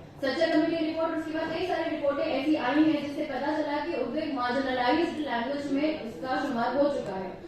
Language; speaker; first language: Urdu; native; Urdu